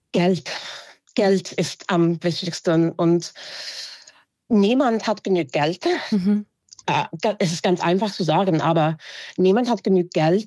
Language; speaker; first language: German; non-native, fluent; English